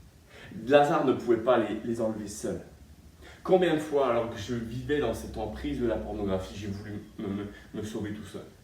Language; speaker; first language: French; native; French